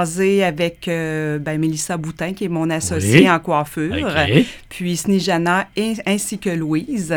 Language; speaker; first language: French; native; French